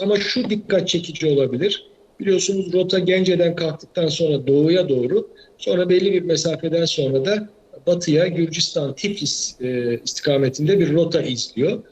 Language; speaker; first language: Turkish; native; Turkish